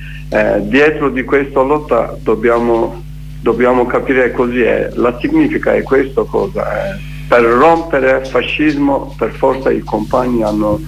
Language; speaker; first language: Italian; non-native, learner; Kurdish